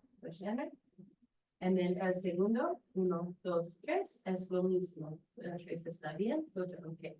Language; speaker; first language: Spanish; non-native, learner; English